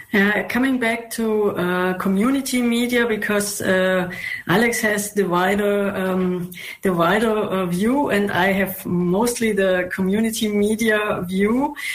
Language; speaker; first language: English; non-native, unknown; German